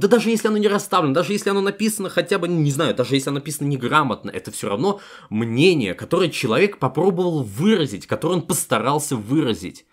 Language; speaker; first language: Russian; native; Russian